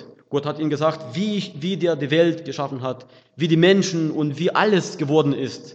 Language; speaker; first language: German; non-native, fluent; Russian